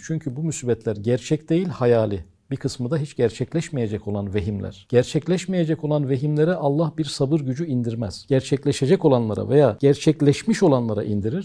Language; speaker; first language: Turkish; native; Turkish